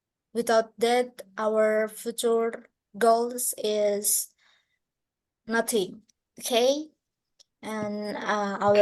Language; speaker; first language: English; non-native, learner; Indonesian